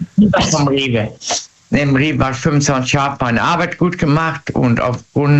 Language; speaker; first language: German; native; German